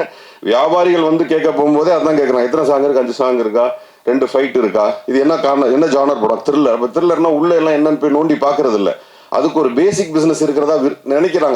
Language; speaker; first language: Tamil; native; Tamil